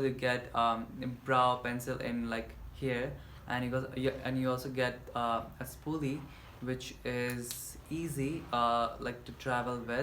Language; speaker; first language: English; non-native, local second language; Nepali